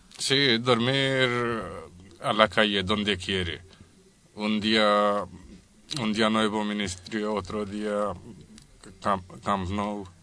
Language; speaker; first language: Spanish; non-native, learner; Bangla